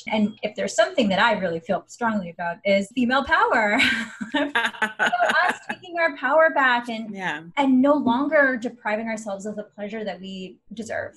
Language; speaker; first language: English; native; English